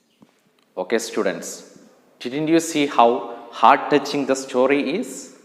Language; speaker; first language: English; non-native, local second language; Malayalam